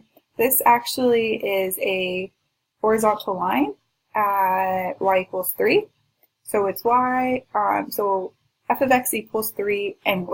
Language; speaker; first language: English; native; English